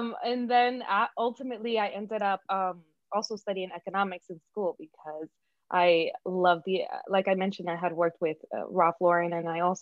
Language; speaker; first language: English; early bilingual, other home language; Spanish